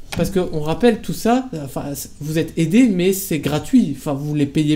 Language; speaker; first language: French; native; French